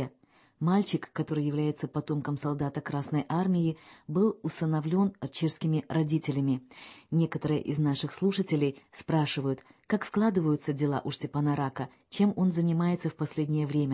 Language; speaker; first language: Russian; native; Russian